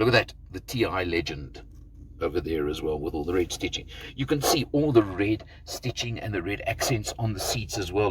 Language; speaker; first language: English; native; English